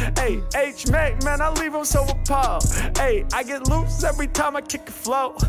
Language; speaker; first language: English; native; English